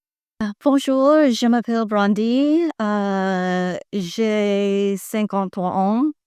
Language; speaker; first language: French; non-native, learner; English